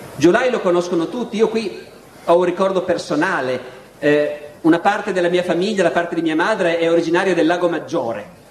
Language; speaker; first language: Italian; native; Italian